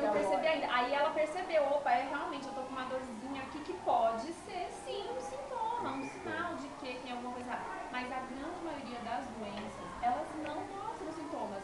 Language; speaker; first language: Portuguese; native; Portuguese